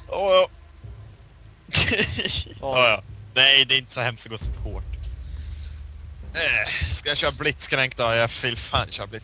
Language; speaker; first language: Swedish; native; Swedish